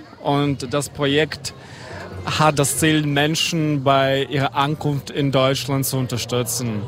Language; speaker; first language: German; non-native, fluent; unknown